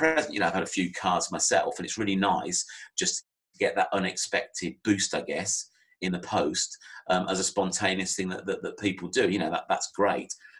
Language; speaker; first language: English; native; English